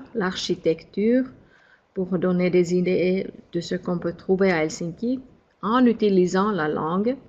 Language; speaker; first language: French; non-native, fluent; Finnish